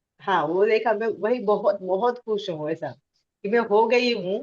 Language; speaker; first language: Hindi; non-native, local second language; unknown